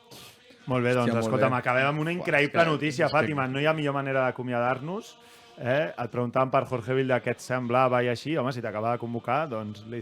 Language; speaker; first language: Catalan; native; Catalan